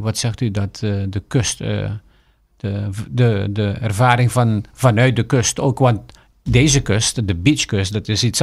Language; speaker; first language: Dutch; non-native, local second language; Papiamento